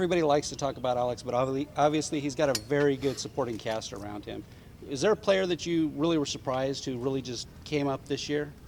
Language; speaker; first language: English; native; English